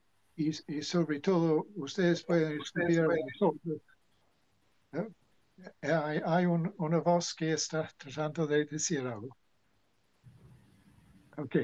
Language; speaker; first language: Spanish; non-native, fluent; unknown